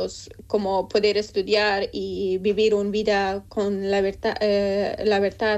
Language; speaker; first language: Spanish; non-native, learner; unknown